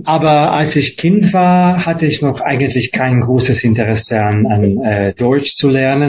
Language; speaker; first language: German; non-native, fluent; Hungarian